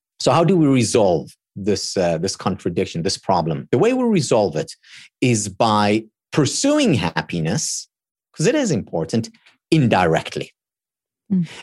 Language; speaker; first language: English; non-native, fluent; Hebrew